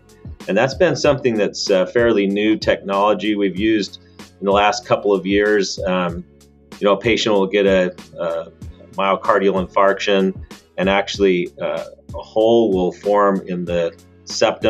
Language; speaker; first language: English; native; English